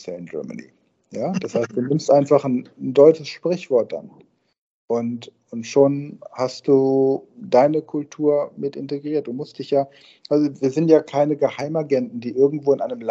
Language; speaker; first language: German; native; German